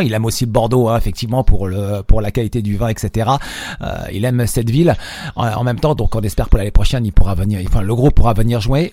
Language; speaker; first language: French; native; French